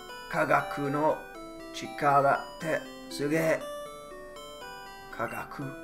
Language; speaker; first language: Japanese; non-native, learner; English